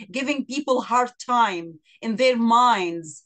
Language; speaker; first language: English; non-native, fluent; Arabic